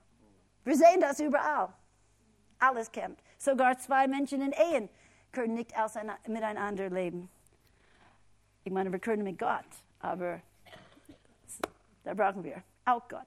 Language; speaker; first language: German; non-native, fluent; English